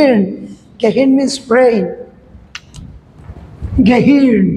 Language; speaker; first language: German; non-native, fluent; Bangla